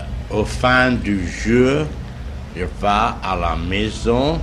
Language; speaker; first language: French; non-native, learner; English